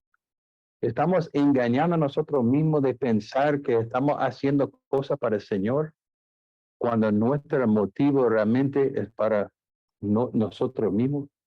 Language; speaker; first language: Spanish; non-native, fluent; English